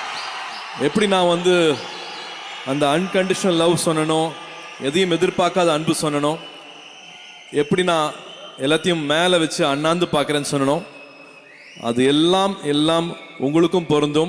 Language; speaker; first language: Tamil; native; Tamil